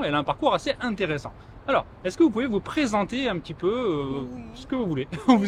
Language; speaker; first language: French; native; French